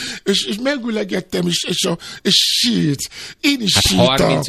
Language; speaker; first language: Hungarian; non-native, learner; Albanian